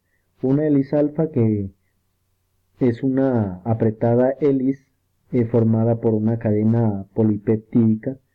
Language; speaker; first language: Spanish; native; Spanish